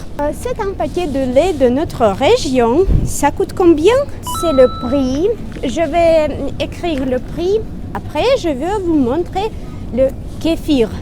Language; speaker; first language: French; non-native, fluent; Russian